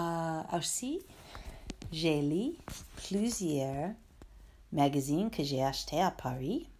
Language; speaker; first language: French; non-native, learner; English